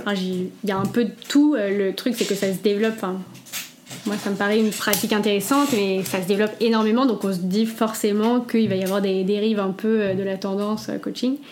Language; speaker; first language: French; native; French